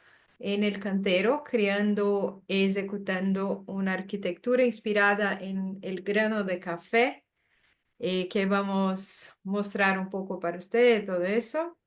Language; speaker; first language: Spanish; non-native, learner; Portuguese